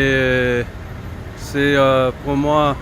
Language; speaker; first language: French; non-native, fluent; Japanese